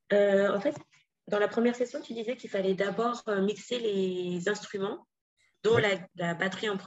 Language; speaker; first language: French; native; French